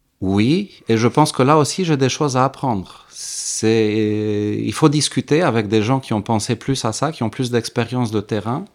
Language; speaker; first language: French; early bilingual, heritage; French